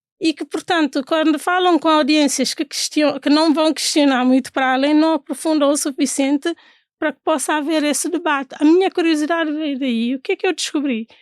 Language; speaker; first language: Portuguese; non-native, local second language; Fula